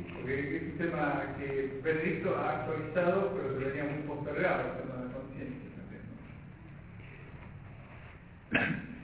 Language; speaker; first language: Spanish; native; Spanish